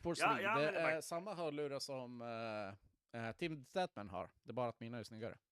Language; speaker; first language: Swedish; native; Swedish